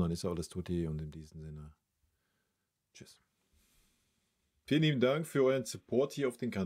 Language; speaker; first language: German; native; German